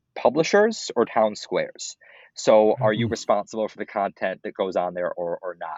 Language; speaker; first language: English; native; English